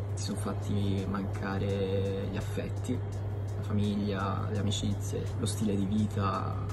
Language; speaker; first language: Italian; early bilingual, other home language; Iloko